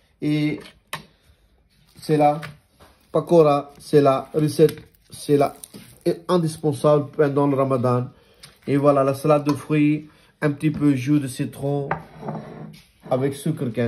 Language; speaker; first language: French; non-native, learner; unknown